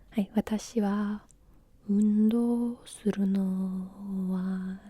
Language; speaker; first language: Japanese; non-native, learner; English